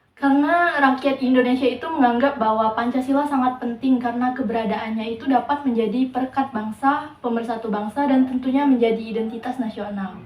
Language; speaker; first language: Indonesian; non-native, local second language; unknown